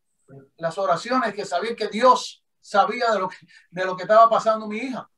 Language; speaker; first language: Spanish; native; Spanish